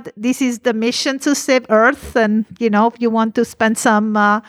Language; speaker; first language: English; non-native, fluent; Italian